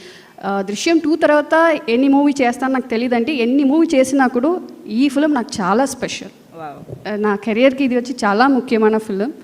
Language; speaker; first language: Telugu; non-native, fluent; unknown